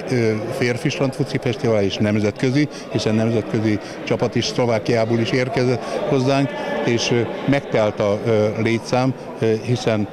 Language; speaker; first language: Hungarian; native; Hungarian